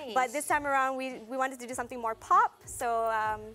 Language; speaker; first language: English; native; English